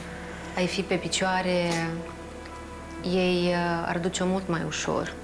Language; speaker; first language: Romanian; native; Romanian